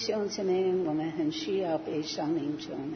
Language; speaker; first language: Chinese; non-native, fluent; English